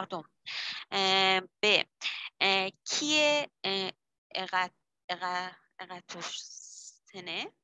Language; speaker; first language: French; non-native, learner; Persian